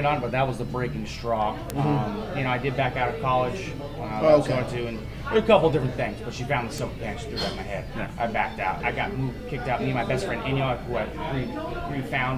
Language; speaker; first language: English; native; English